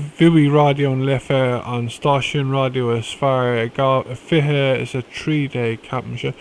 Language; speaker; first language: Irish; non-native, local second language; English